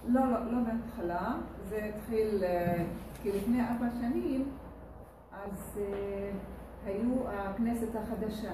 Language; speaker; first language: Hebrew; non-native, local second language; Arabic